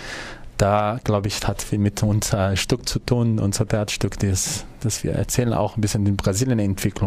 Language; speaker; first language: German; non-native, fluent; Portuguese